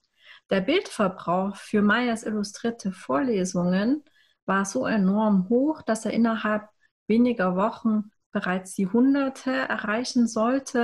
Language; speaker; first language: German; native; German